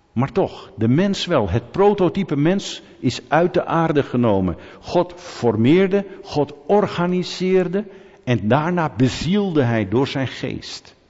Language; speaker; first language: Dutch; native; Dutch